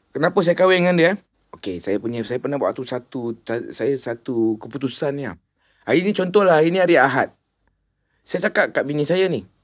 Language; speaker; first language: Malay; native; Malay